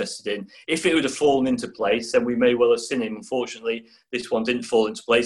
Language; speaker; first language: English; native; English